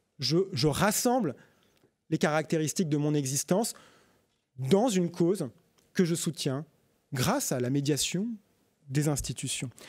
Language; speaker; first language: French; native; French